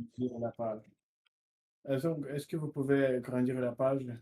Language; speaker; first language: French; non-native, fluent; Russian